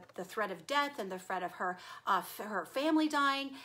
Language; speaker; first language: English; native; English